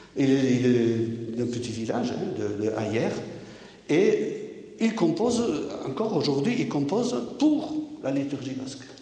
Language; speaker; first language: French; non-native, local second language; Basque